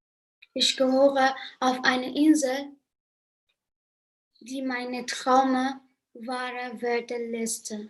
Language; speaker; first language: German; non-native, learner; Persian